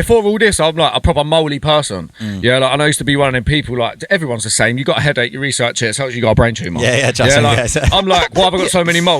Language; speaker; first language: English; native; English